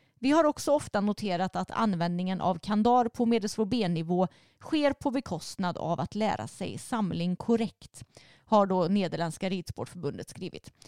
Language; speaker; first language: Swedish; native; Swedish